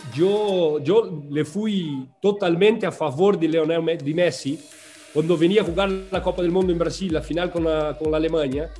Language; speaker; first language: Spanish; non-native, learner; Portuguese